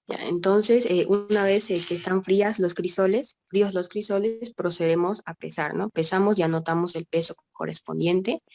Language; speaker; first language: Spanish; native; Spanish